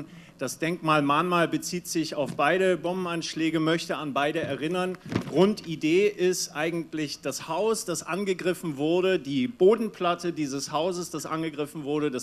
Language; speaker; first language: German; native; German